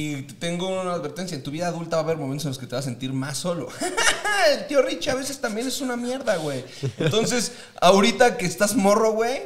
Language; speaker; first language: Spanish; native; Spanish